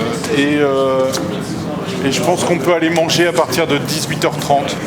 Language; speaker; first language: French; native; French